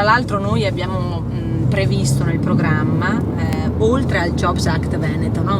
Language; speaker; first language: Italian; native; Italian